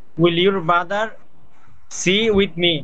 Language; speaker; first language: English; non-native, learner; Bangla